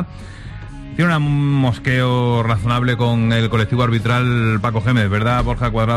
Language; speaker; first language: Spanish; native; Spanish